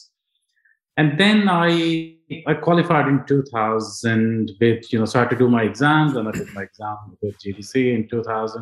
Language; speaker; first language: English; non-native, local second language; Punjabi